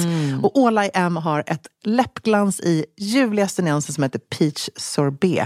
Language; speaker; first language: Swedish; native; Swedish